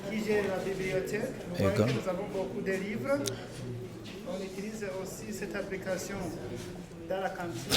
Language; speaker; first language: French; non-native, local second language; Rundi